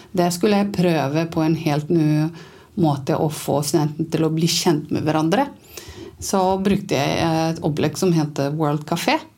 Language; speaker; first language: Norwegian; non-native, fluent; Romanian